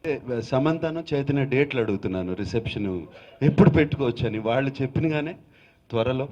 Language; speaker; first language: Telugu; native; Telugu